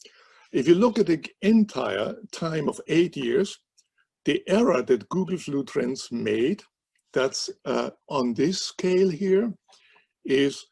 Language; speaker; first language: English; non-native, fluent; German